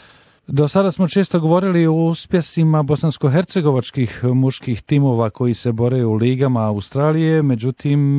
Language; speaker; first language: Serbian; native; Serbian